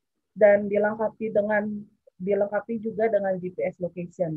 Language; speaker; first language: Indonesian; native; Indonesian